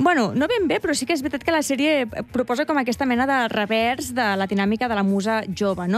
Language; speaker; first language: Catalan; native; Catalan